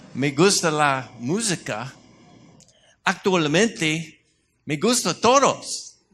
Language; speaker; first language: Spanish; non-native, learner; English